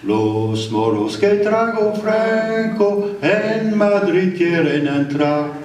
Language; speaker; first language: Spanish; non-native, learner; French